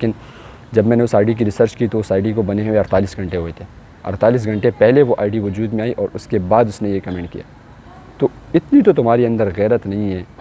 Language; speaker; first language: Urdu; non-native, local second language; Pashto